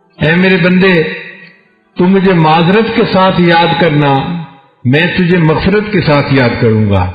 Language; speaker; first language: Urdu; non-native, local second language; Punjabi